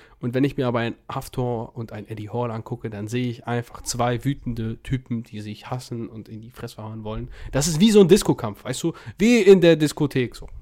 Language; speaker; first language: German; early bilingual, other home language; Russian